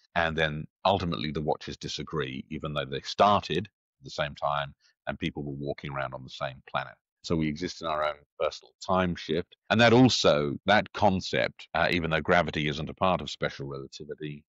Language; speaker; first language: English; native; English